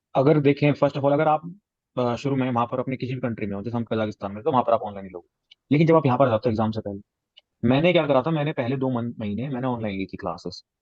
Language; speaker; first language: Hindi; native; Hindi